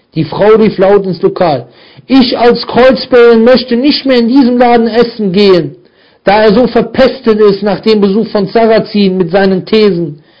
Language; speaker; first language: German; native; German